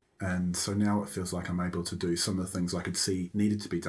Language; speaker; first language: English; native; English